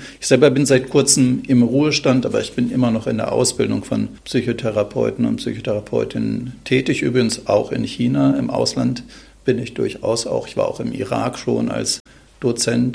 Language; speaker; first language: German; native; German